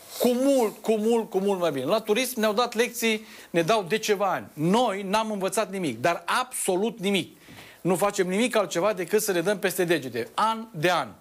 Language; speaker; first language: Romanian; native; Romanian